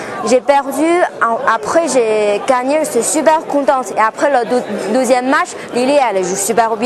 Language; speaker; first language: French; non-native, learner; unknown